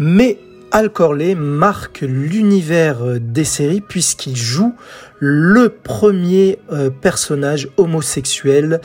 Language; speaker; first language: French; native; French